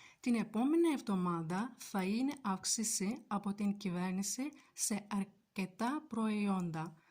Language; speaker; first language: Greek; non-native, fluent; Turkish